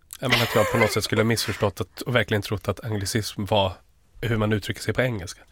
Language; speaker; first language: Swedish; native; Swedish